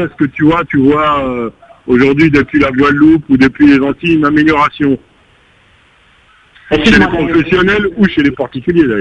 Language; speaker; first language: French; native; French